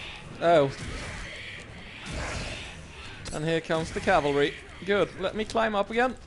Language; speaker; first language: English; native; English